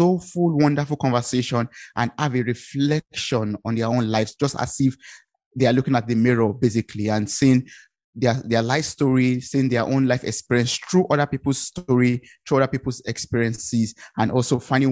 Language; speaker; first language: English; non-native, local second language; Yoruba